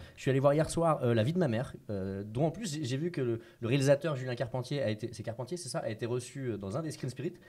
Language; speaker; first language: French; native; French